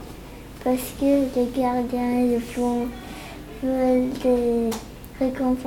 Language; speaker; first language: French; non-native, learner; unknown